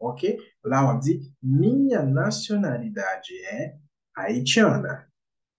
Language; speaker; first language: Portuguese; non-native, learner; Haitian Creole